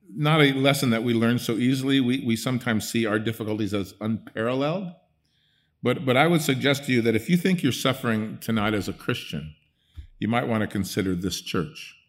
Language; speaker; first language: English; early bilingual, other home language; Dutch